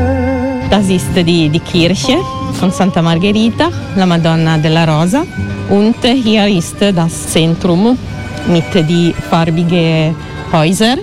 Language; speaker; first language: German; non-native, learner; Italian